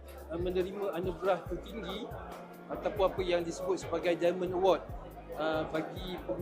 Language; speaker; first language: Malay; native; Malay